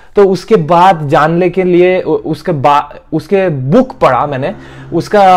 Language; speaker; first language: Hindi; non-native, local second language; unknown